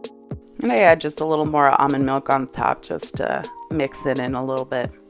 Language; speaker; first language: English; native; English